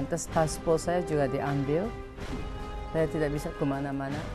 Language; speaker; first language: Indonesian; non-native, fluent; Japanese